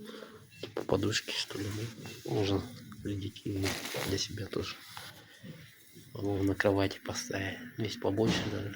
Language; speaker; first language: Russian; non-native, local second language; Yakut